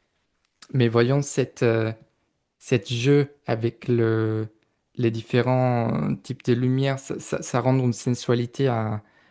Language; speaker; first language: French; non-native, fluent; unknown